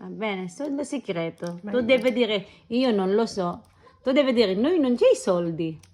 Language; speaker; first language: Italian; non-native, local second language; Filipino